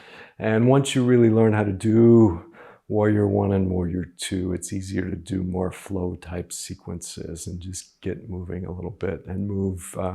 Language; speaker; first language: English; native; English